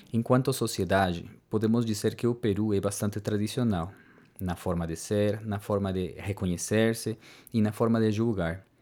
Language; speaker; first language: Portuguese; non-native, fluent; Spanish